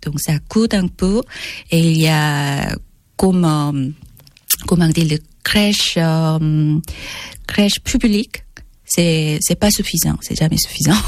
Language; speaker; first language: French; non-native, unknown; Korean